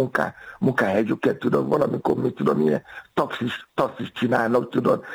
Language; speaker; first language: Hungarian; non-native, fluent; Yoruba